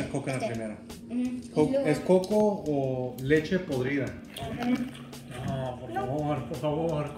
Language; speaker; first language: Spanish; early bilingual, other home language; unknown